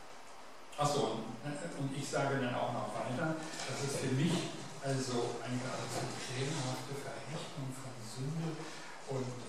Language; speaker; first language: German; native; German